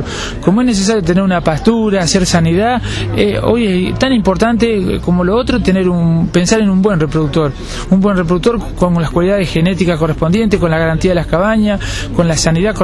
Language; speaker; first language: Spanish; native; Spanish